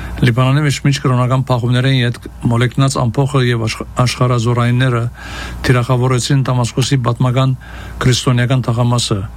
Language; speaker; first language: Armenian; early bilingual, heritage; Armenian